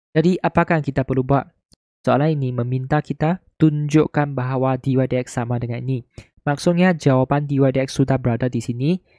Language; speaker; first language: Malay; non-native, local second language; Chinese